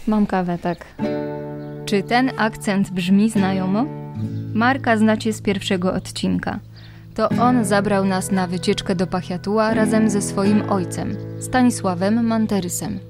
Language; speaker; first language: Polish; native; Polish